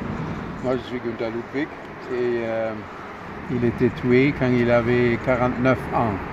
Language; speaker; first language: French; non-native, fluent; German